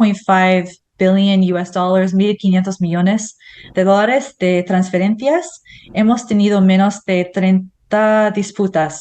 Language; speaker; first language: Spanish; non-native, fluent; English